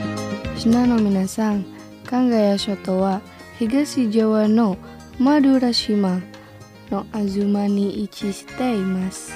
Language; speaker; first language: Japanese; non-native, fluent; Indonesian